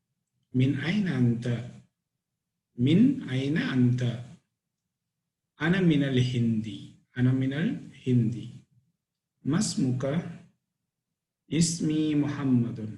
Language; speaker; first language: Arabic; non-native, fluent; Tamil